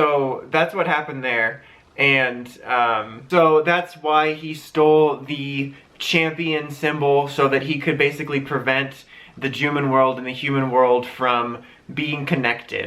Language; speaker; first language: English; native; English